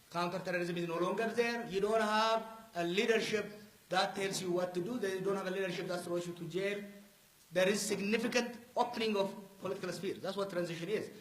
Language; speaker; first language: English; non-native, local second language; Amharic